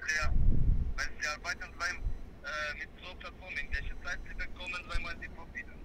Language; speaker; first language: German; non-native, learner; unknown